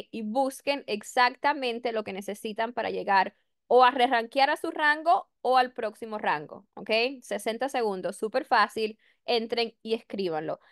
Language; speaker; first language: Spanish; early bilingual, heritage; Spanish